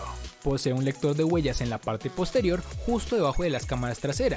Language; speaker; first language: Spanish; native; Spanish